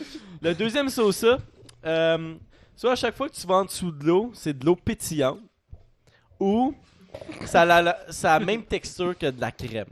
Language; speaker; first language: French; native; French